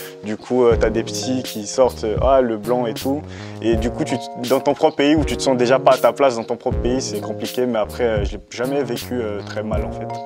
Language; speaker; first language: French; native; French